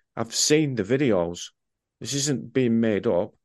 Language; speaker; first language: English; native; English